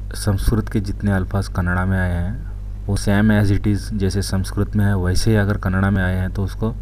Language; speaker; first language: Urdu; non-native, local second language; Kannada